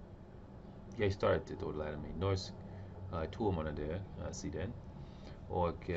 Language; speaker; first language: Norwegian; non-native, learner; English